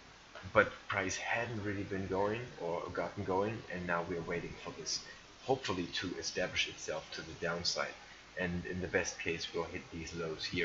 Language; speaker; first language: English; non-native, fluent; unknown